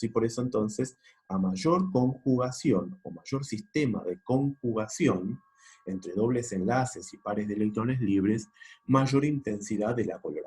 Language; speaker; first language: Spanish; native; Spanish